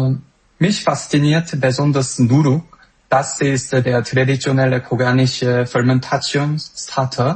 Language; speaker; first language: German; non-native, fluent; Korean